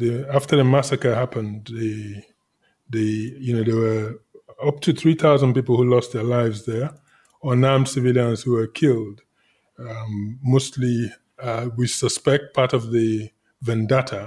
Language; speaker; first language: English; non-native, local second language; Igbo